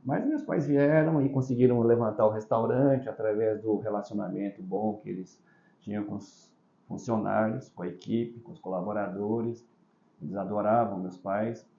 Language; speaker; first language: Portuguese; early bilingual, other home language; Chinese